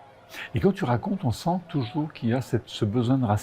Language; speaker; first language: French; native; French